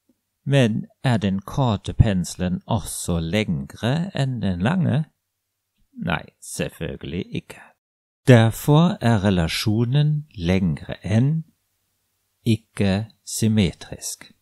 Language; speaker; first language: Norwegian; non-native, fluent; German